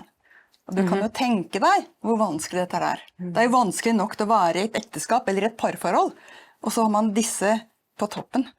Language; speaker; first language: Norwegian; native; Norwegian